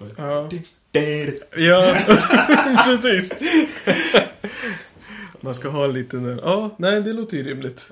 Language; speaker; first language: Swedish; native; Swedish